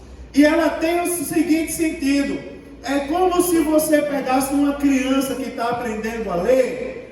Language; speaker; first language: Portuguese; native; Portuguese